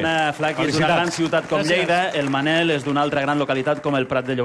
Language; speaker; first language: Catalan; native; Catalan